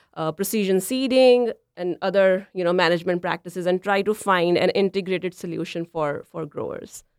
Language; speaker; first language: English; non-native, local second language; Punjabi